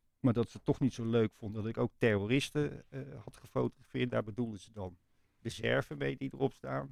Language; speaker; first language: Dutch; native; Dutch